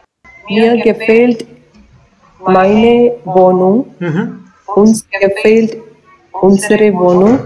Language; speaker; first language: German; non-native, learner; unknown